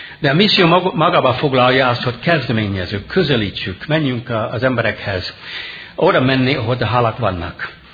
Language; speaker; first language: Hungarian; non-native, fluent; English